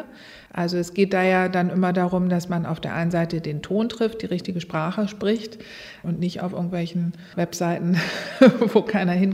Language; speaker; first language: German; native; German